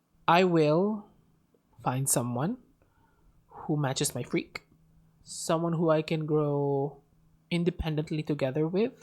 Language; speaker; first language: English; non-native, local second language; Filipino